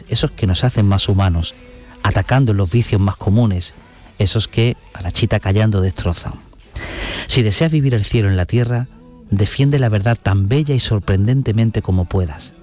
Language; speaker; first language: Spanish; native; Spanish